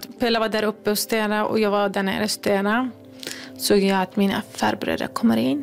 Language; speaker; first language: Swedish; non-native, fluent; Kurdish